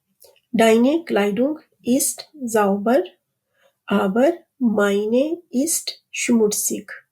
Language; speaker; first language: German; non-native, fluent; Urdu